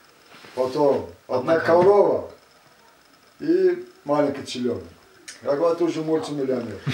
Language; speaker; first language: Russian; non-native, local second language; Azerbaijani